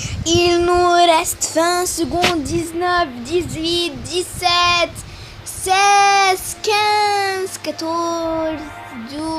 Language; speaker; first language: French; non-native, learner; Arabic